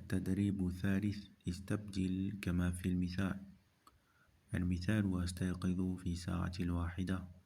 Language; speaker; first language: Arabic; non-native, fluent; French